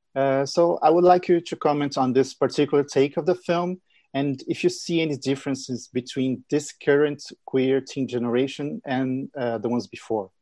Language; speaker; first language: English; non-native, fluent; Portuguese